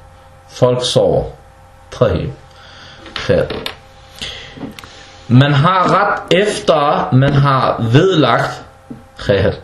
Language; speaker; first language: Danish; non-native, fluent; Arabic